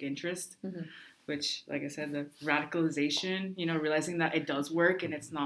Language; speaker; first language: English; early bilingual, other home language; Spanish